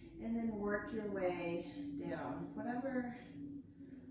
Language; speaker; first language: English; native; English